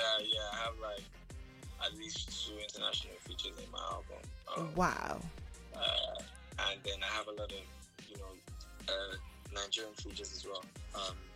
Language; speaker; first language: English; non-native, local second language; Yoruba